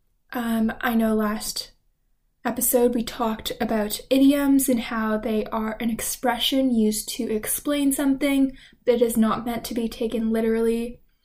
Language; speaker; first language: English; native; English